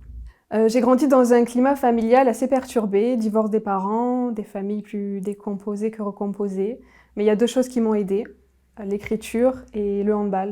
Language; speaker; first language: French; native; French